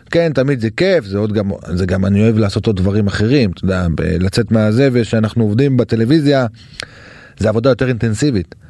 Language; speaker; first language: Hebrew; native; Hebrew